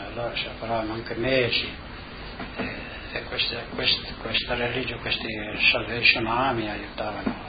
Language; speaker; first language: Italian; non-native, local second language; Slovenian